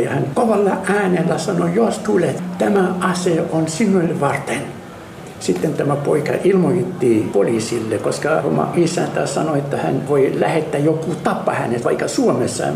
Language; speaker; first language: Finnish; non-native, fluent; Arabic